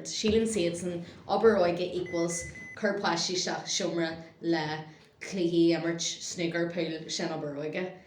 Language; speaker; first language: Irish; non-native, local second language; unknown